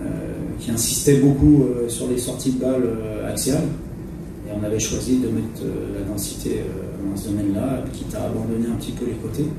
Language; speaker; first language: French; native; French